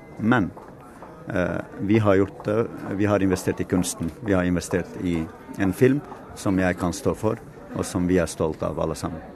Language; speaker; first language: Norwegian; non-native, fluent; Kurdish